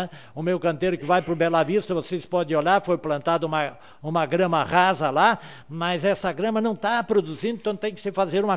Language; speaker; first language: Portuguese; native; Portuguese